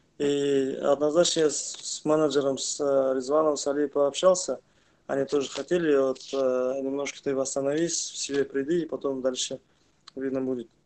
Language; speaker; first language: Russian; non-native, local second language; Kazakh